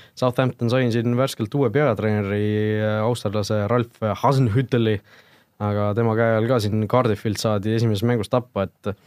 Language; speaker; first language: Estonian; native; Estonian